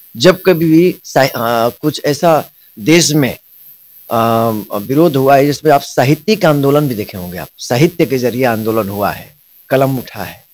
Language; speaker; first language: Hindi; non-native, local second language; Bhojpuri